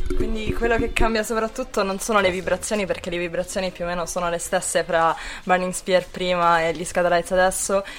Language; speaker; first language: Italian; native; Italian